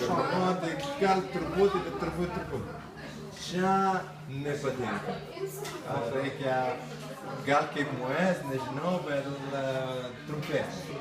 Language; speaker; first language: Lithuanian; non-native, learner; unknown